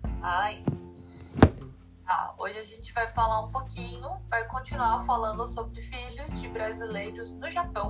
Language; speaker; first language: Portuguese; non-native, learner; Japanese